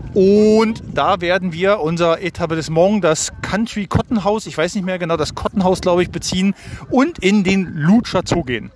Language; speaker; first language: German; native; German